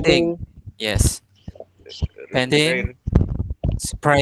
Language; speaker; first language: English; non-native, fluent; Indonesian